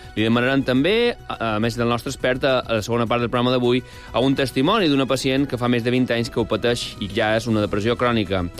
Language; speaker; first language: Catalan; native; Catalan